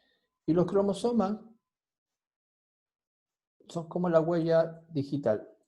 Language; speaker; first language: Spanish; native; Spanish